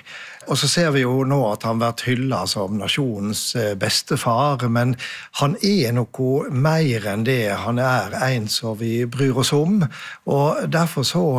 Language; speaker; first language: Norwegian; native; Norwegian